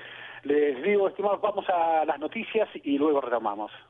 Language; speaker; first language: Spanish; native; Spanish